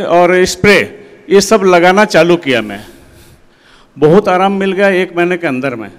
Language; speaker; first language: Hindi; non-native, local second language; Odia